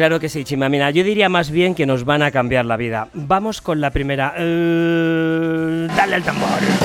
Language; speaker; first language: Spanish; native; Spanish